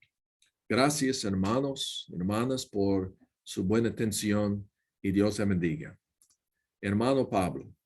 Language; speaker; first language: Spanish; non-native, learner; English